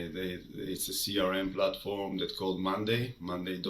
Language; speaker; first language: English; non-native, fluent; Hebrew